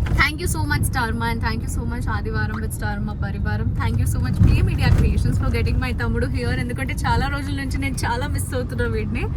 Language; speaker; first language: Telugu; non-native, fluent; Hindi